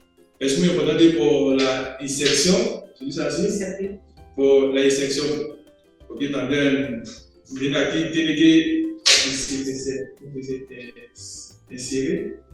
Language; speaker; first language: Spanish; non-native, learner; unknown